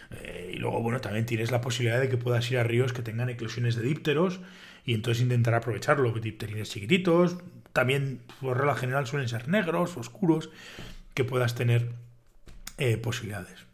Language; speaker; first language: Spanish; native; Spanish